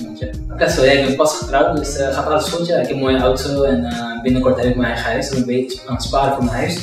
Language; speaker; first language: Dutch; non-native, fluent; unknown